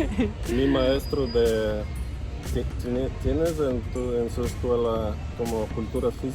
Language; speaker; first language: Spanish; non-native, fluent; Russian